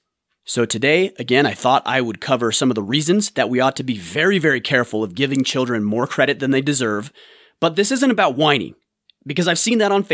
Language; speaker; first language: English; native; English